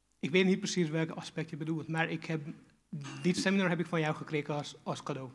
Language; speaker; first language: Dutch; non-native, fluent; Hungarian